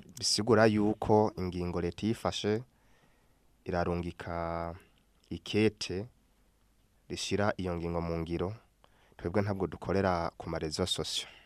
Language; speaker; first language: Kinyarwanda; native; Kinyarwanda